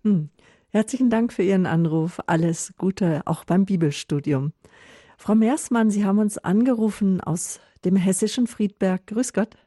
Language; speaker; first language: German; native; German